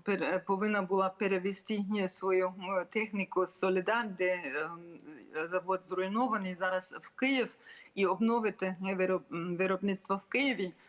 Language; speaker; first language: Ukrainian; non-native, fluent; German